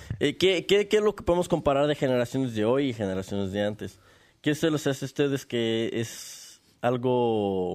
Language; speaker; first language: Spanish; early bilingual, heritage; Spanish